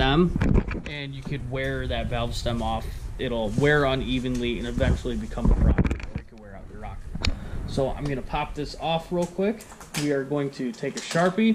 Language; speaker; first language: English; native; English